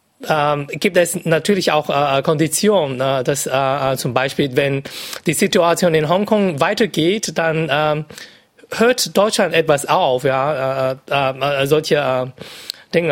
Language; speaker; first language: German; non-native, fluent; Cantonese